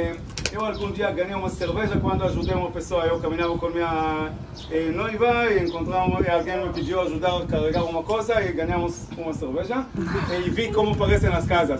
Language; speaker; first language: Portuguese; non-native, fluent; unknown